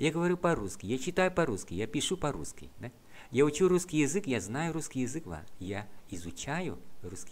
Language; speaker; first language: Russian; non-native, fluent; Vietnamese